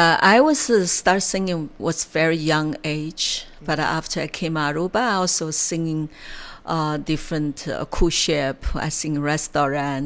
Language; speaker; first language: English; non-native, learner; Chinese